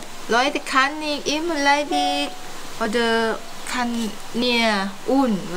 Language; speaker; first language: German; non-native, learner; Thai